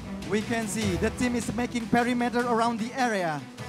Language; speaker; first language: English; non-native, fluent; Indonesian